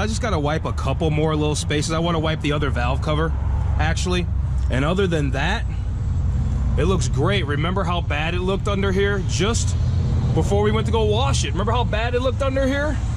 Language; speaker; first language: English; native; English